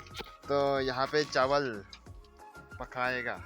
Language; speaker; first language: Hindi; non-native, local second language; Chakma